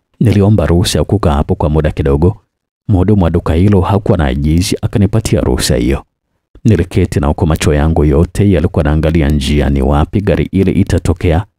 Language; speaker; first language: Swahili; native; Swahili